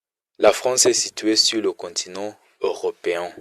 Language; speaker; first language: French; non-native, fluent; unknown